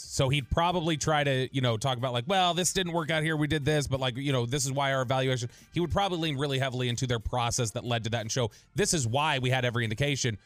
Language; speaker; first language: English; native; English